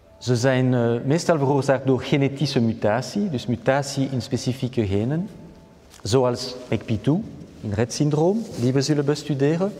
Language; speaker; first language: Dutch; non-native, fluent; French